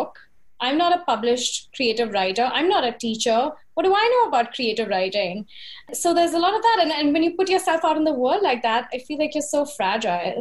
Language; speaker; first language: English; non-native, local second language; Hindi